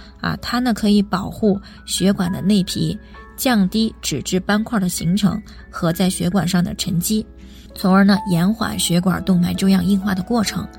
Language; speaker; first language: Chinese; native; Chinese